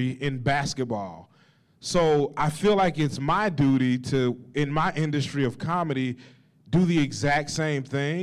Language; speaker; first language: English; native; English